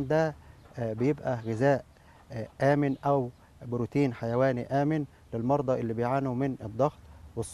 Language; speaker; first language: Arabic; native; Arabic